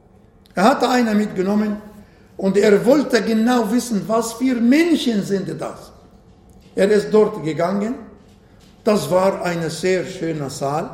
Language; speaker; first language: German; non-native, fluent; Arabic